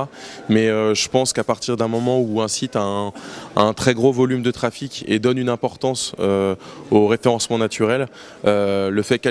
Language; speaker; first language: French; native; French